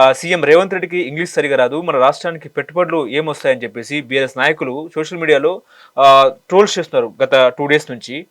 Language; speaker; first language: Telugu; native; Telugu